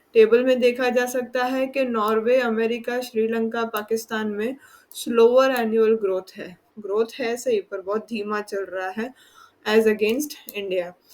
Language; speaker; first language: Hindi; non-native, local second language; Gujarati